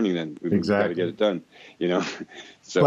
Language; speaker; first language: English; native; English